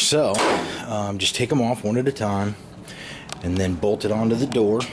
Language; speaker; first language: English; native; English